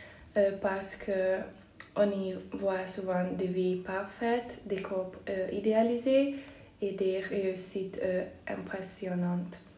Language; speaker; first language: French; non-native, fluent; Hungarian